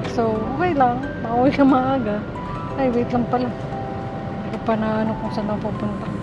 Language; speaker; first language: Filipino; native; Filipino